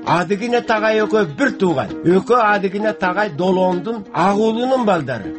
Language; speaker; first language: Kyrgyz; native; Kyrgyz